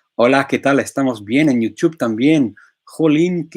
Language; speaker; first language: Spanish; non-native, fluent; English